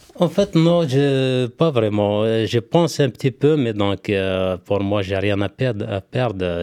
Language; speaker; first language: French; non-native, local second language; Kabyle